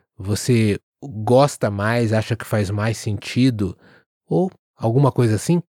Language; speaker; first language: Portuguese; native; Portuguese